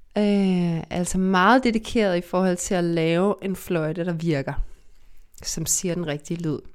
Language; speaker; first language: Danish; native; Danish